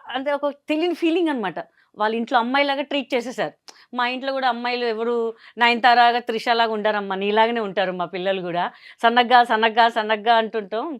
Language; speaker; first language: Telugu; non-native, local second language; Hindi